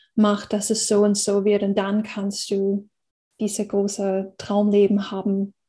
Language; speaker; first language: German; non-native, fluent; English